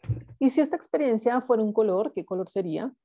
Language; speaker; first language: Spanish; native; Spanish